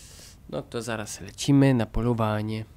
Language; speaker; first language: Polish; native; Polish